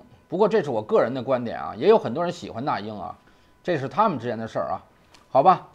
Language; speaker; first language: Chinese; native; Chinese